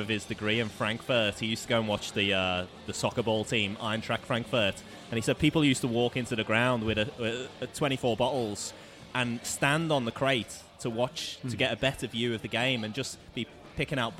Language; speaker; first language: English; native; English